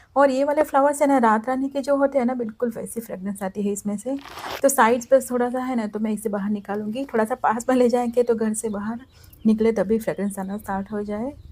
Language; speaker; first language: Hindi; non-native, local second language; Gujarati